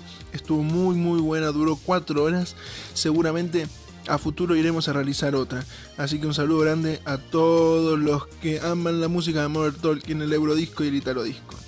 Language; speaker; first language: Spanish; native; Spanish